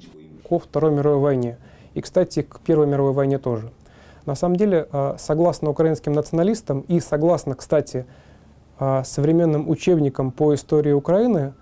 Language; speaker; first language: Russian; native; Russian